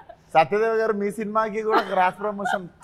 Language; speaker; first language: Telugu; native; Telugu